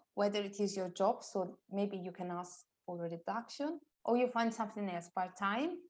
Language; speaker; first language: English; non-native, fluent; Italian